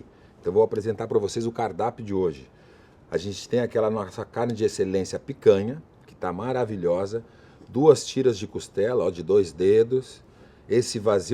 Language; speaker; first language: Portuguese; native; Portuguese